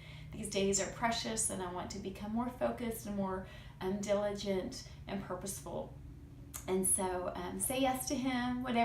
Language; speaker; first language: English; native; English